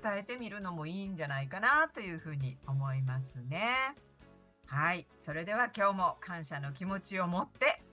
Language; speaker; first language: Japanese; native; Japanese